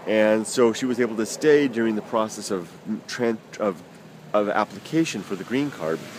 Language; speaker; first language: English; native; English